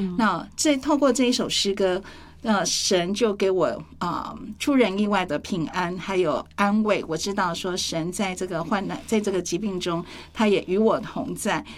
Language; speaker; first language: Chinese; native; Chinese